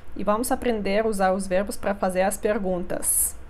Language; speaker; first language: Portuguese; non-native, fluent; Russian